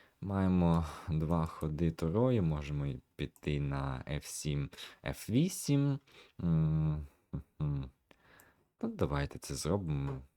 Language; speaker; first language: Ukrainian; native; Ukrainian